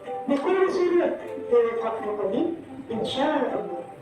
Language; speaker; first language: Arabic; non-native, learner; Indonesian